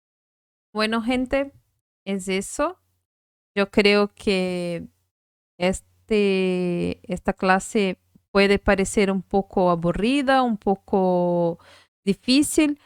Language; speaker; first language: Spanish; non-native, fluent; Portuguese